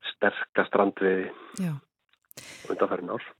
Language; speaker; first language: Icelandic; native; Icelandic